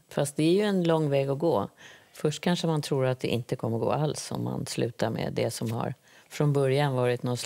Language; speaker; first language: Swedish; native; Swedish